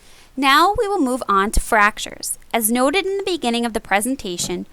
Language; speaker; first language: English; native; English